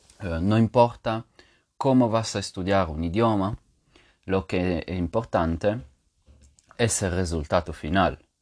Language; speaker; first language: Spanish; non-native, fluent; Italian